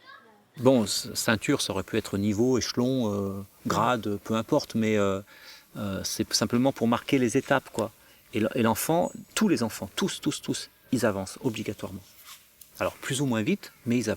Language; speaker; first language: French; native; French